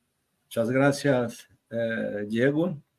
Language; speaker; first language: Spanish; non-native, fluent; Portuguese